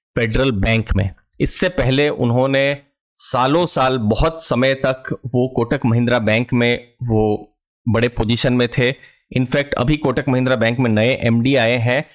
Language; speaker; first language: Hindi; native; Hindi